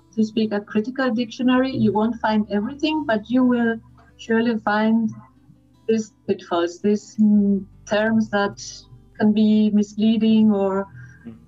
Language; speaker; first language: English; non-native, fluent; Spanish